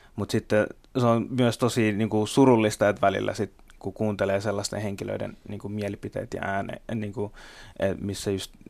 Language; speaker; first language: Finnish; early bilingual, other home language; Bangla